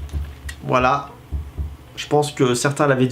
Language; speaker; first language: French; native; French